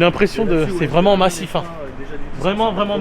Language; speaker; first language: French; native; French